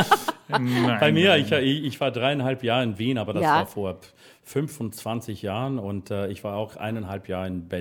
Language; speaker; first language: German; non-native, learner; English